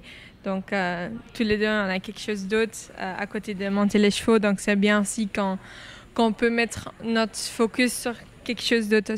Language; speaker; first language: French; non-native, local second language; Dutch